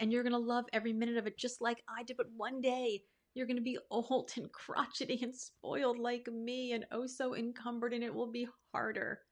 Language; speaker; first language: English; native; English